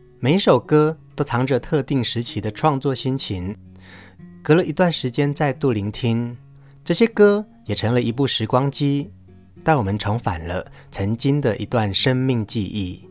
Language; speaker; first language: Chinese; native; Chinese